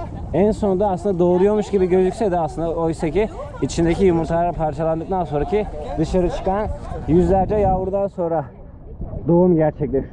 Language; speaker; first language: Turkish; native; Turkish